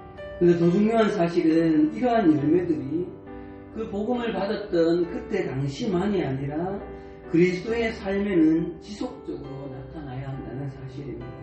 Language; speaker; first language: Korean; native; Korean